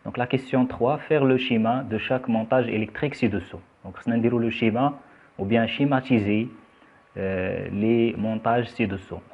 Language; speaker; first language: French; non-native, local second language; Arabic